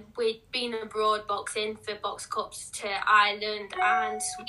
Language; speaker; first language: English; native; English